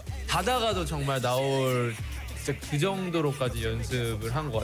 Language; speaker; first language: Korean; native; Korean